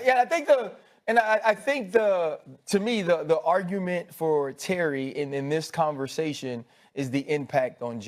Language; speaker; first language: English; native; English